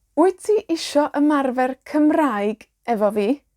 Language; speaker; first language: Welsh; non-native, fluent; Spanish